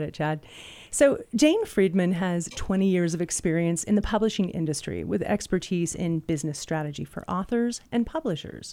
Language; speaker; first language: English; native; English